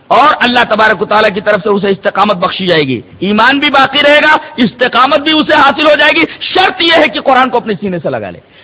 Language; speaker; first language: Urdu; native; Urdu